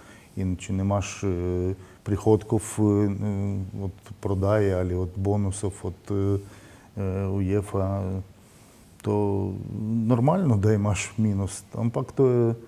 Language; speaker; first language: Slovenian; non-native, learner; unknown